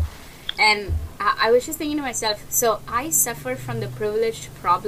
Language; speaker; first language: English; native; English